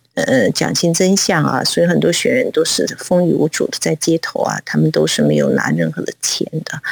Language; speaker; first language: Chinese; non-native, local second language; Cantonese